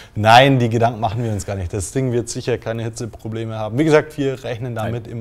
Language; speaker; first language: German; native; German